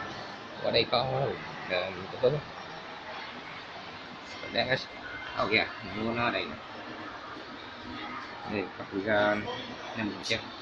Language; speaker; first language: Vietnamese; early bilingual, heritage; Vietnamese